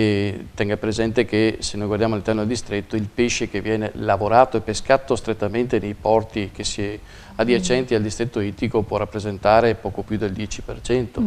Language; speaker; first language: Italian; native; Italian